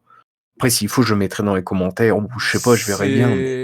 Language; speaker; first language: French; native; French